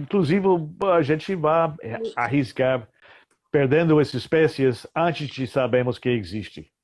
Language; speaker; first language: Portuguese; non-native, fluent; English